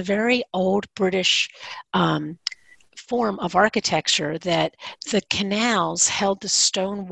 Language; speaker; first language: English; native; English